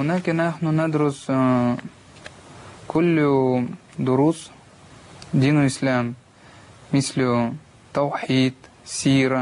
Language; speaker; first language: Arabic; non-native, learner; Russian